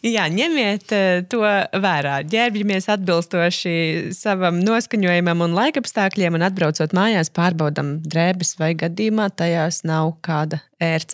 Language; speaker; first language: Latvian; native; Latvian